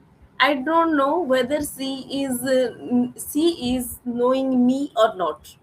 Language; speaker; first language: English; non-native, learner; Odia